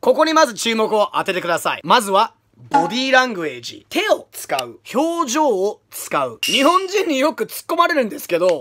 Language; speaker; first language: Japanese; early bilingual, heritage; Japanese